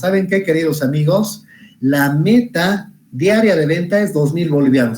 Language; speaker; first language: Spanish; native; Spanish